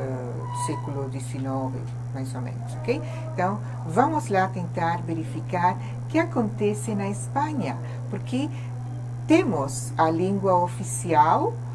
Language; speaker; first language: Portuguese; non-native, fluent; Spanish